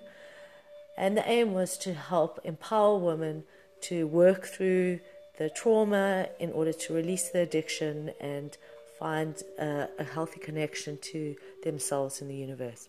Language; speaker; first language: English; native; English